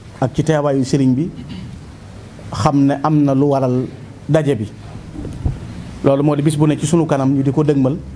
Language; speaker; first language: Wolof; native; Wolof